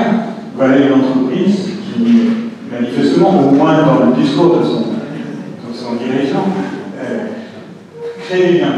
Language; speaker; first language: French; native; French